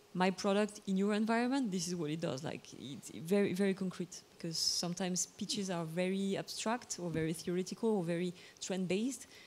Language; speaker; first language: English; non-native, fluent; Bulgarian